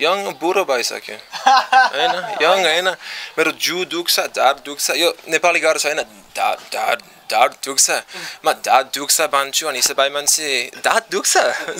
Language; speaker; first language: Nepali; non-native, learner; English